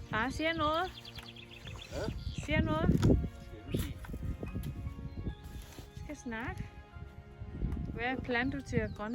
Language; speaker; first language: Danish; non-native, fluent; Thai